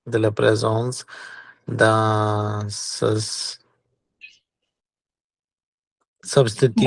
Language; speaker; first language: French; non-native, learner; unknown